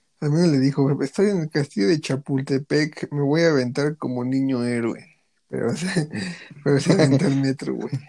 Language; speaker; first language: Spanish; native; Spanish